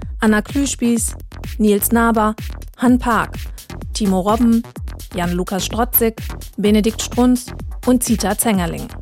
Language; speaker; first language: German; native; German